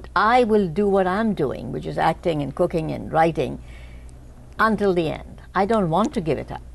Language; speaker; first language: English; non-native, local second language; Hindi